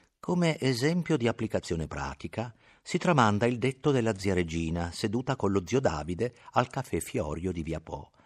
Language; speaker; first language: Italian; native; Italian